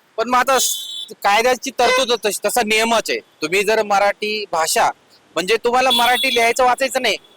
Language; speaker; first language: Marathi; native; Marathi